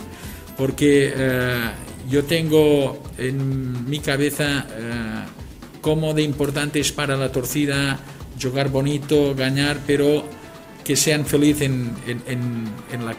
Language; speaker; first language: Spanish; non-native, local second language; Catalan